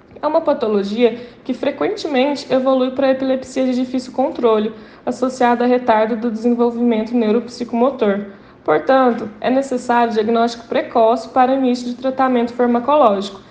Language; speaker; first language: Portuguese; native; Portuguese